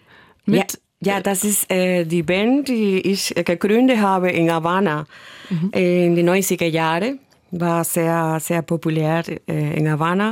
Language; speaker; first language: German; non-native, fluent; Spanish